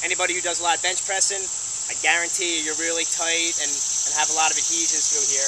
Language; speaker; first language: English; native; English